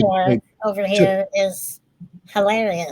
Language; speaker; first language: English; native; English